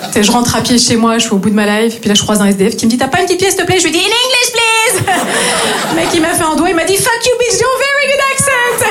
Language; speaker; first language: French; native; French